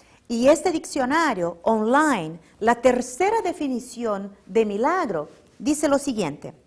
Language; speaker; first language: Spanish; non-native, fluent; Portuguese